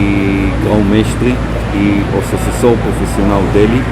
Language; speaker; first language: Portuguese; non-native, fluent; Hebrew